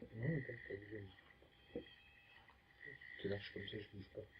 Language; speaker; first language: French; native; French